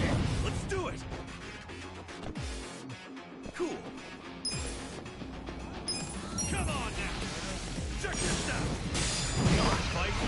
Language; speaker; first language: English; native; English